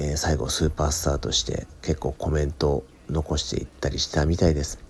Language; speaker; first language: Japanese; native; Japanese